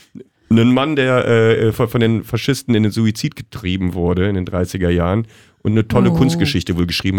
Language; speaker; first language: German; native; German